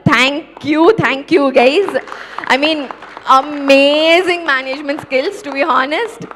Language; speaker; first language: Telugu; native; Telugu